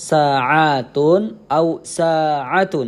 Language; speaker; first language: Arabic; non-native, fluent; Indonesian